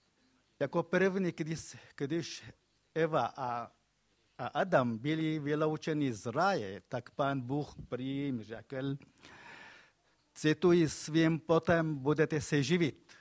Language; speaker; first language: Czech; non-native, fluent; Kurdish